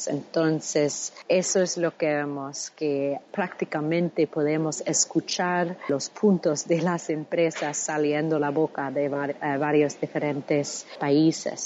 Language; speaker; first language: Spanish; non-native, fluent; English